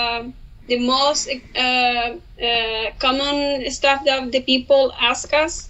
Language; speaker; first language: English; non-native, learner; Spanish